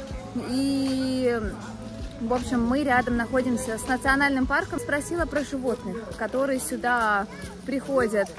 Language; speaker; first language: Russian; native; Russian